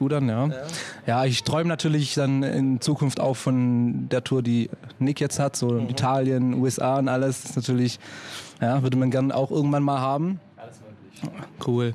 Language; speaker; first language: German; native; German